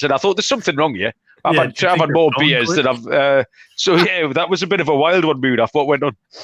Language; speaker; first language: English; native; English